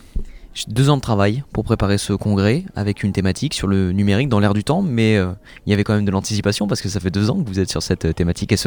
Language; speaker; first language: French; native; French